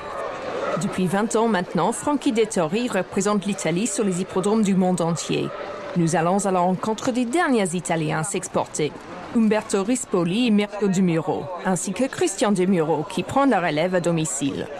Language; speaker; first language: French; native; French